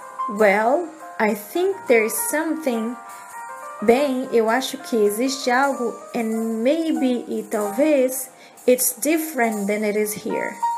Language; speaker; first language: English; non-native, fluent; Portuguese